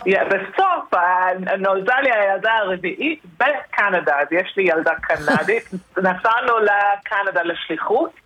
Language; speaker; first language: Hebrew; non-native, fluent; English